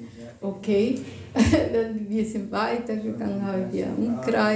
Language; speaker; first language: German; non-native, fluent; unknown